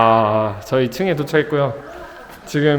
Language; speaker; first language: Korean; native; Korean